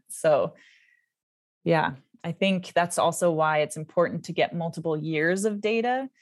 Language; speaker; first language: English; native; English